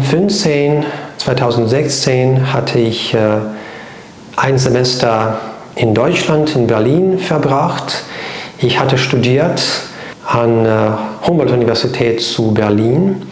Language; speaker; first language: German; non-native, fluent; Russian